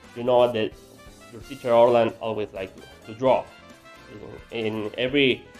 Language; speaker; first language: English; non-native, fluent; Spanish